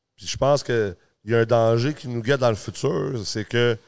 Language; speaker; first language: French; early bilingual, other home language; English